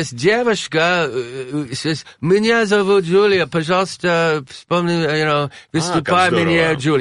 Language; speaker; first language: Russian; non-native, learner; English